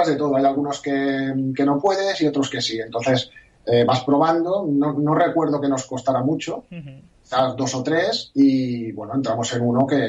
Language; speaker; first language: Spanish; native; Spanish